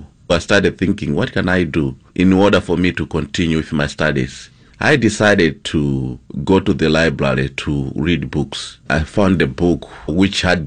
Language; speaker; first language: English; non-native, local second language; Nyanja